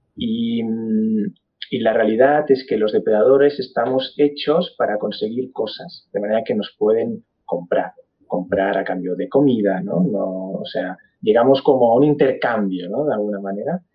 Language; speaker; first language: Spanish; native; Spanish